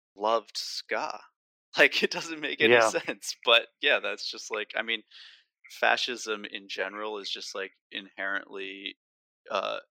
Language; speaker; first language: English; native; English